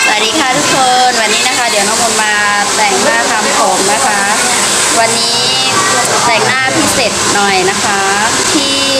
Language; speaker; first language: Thai; non-native, local second language; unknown